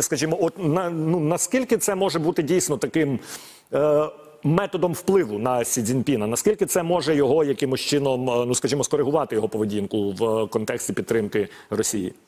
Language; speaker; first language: Ukrainian; native; Ukrainian